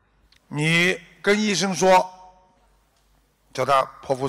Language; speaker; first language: Chinese; native; Chinese